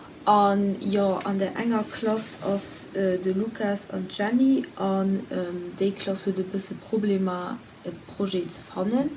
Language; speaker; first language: German; non-native, local second language; Luxembourgish